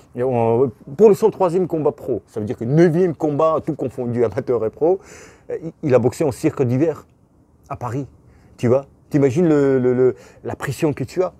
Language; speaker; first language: French; non-native, fluent; Russian